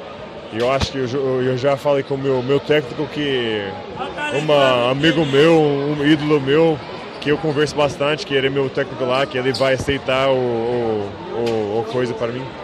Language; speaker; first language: Portuguese; non-native, fluent; English